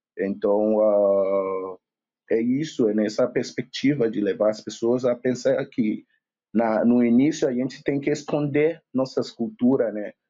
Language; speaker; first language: Portuguese; non-native, fluent; Yoruba